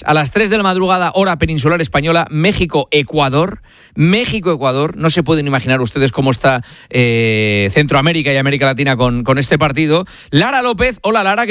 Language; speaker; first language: Spanish; native; Spanish